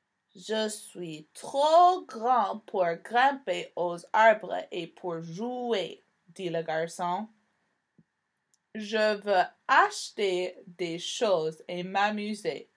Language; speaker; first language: French; non-native, fluent; English